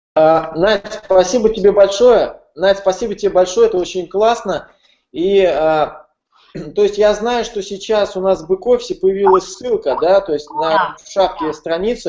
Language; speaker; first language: Russian; native; Russian